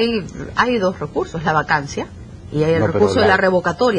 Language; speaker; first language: Spanish; native; Spanish